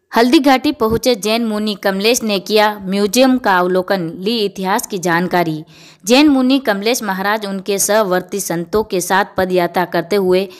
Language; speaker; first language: Hindi; native; Hindi